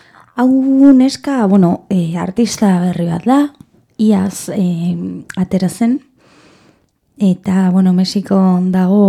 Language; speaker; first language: Basque; non-native, learner; Spanish